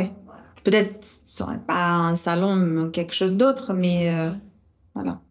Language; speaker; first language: French; non-native, fluent; Russian